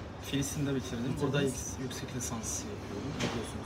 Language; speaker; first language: Turkish; non-native, learner; Arabic